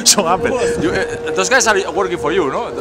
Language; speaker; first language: English; non-native, learner; Spanish